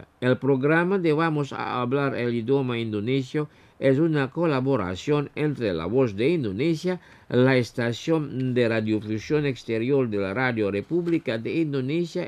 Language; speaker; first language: Spanish; non-native, fluent; Indonesian